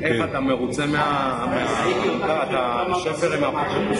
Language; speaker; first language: Hebrew; native; Hebrew